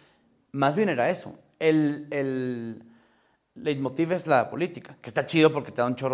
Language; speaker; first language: Spanish; native; Spanish